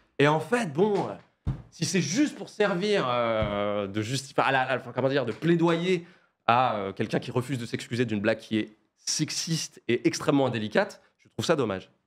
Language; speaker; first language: French; native; French